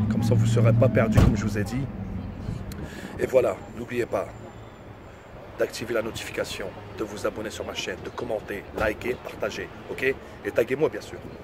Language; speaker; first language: French; non-native, local second language; Arabic